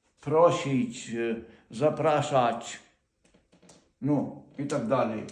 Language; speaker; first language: Polish; non-native, fluent; Ukrainian